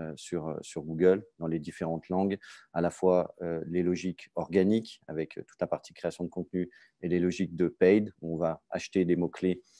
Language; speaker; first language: French; native; French